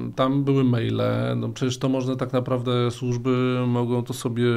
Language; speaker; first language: Polish; native; Polish